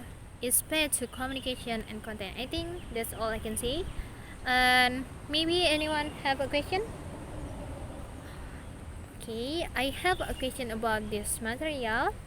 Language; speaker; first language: English; non-native, learner; Indonesian